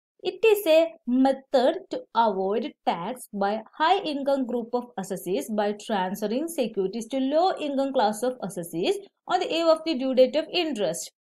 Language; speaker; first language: English; non-native, local second language; Malayalam